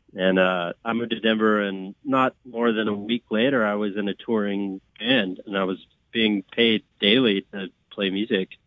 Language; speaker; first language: English; native; English